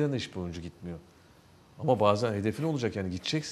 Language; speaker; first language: Turkish; native; Turkish